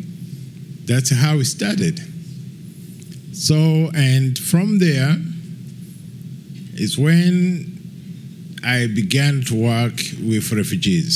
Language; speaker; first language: English; non-native, local second language; Kinyarwanda